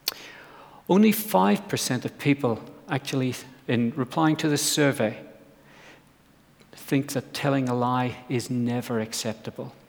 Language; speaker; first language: English; native; English